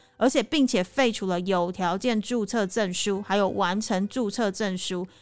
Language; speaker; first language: Chinese; native; Chinese